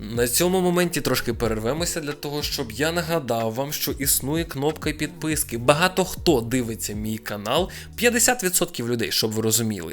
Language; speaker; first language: Ukrainian; non-native, local second language; Russian